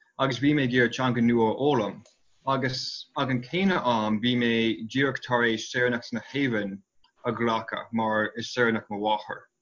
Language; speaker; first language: Irish; non-native, fluent; English